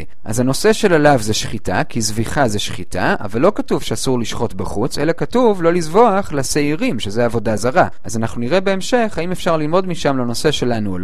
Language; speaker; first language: Hebrew; native; Hebrew